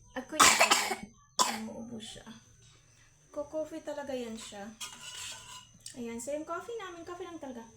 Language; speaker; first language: Filipino; non-native, local second language; Cebuano